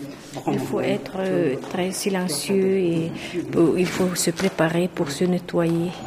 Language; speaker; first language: French; non-native, learner; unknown